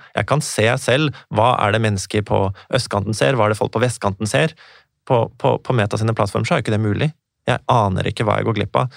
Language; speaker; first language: Norwegian; native; Norwegian